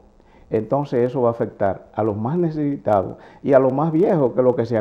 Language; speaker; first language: Spanish; native; Spanish